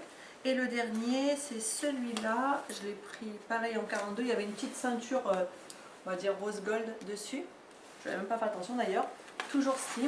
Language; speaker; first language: French; native; French